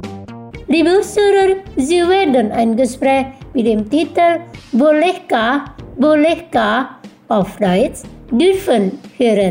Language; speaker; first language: German; non-native, fluent; Indonesian